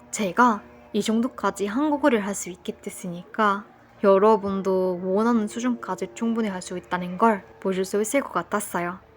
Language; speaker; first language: Korean; non-native, fluent; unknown